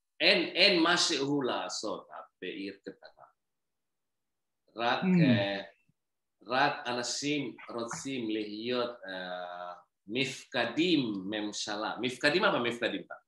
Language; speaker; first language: Hebrew; non-native, learner; Indonesian